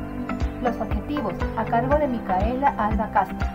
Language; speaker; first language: Spanish; native; Spanish